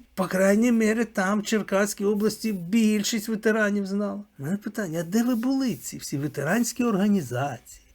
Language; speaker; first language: Ukrainian; native; Ukrainian